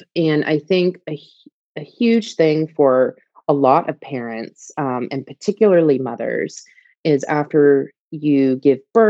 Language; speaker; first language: English; native; English